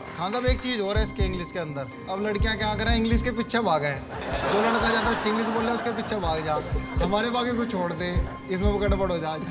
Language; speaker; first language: Hindi; native; Hindi